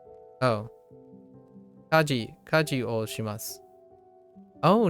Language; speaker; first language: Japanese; non-native, learner; English